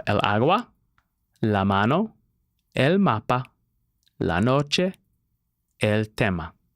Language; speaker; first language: Spanish; non-native, learner; English